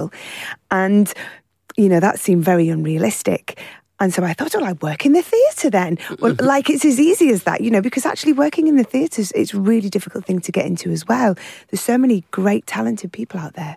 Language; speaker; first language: English; native; English